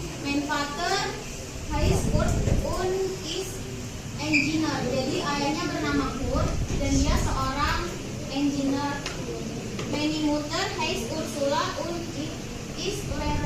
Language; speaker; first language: German; non-native, learner; Indonesian